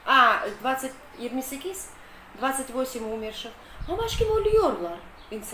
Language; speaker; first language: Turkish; non-native, learner; Russian